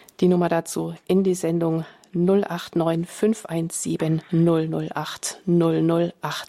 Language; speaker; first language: German; native; German